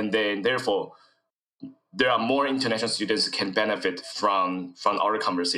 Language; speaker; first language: English; non-native, fluent; Chinese